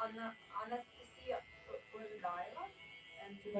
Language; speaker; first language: English; non-native, learner; Ukrainian